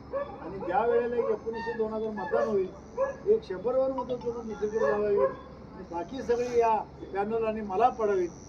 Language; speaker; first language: Marathi; native; Marathi